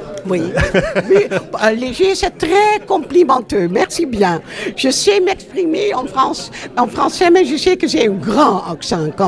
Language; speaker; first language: French; non-native, fluent; Dutch